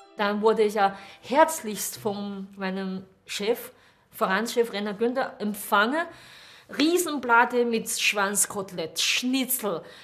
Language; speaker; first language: German; non-native, fluent; Chinese